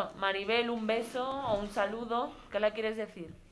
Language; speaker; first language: Spanish; native; Spanish